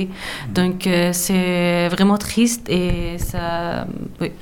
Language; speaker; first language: French; non-native, learner; Persian